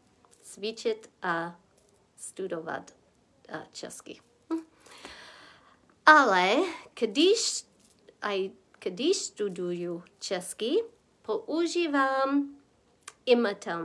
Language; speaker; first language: Czech; non-native, learner; English